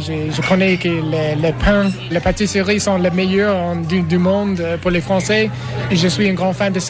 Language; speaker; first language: French; non-native, learner; English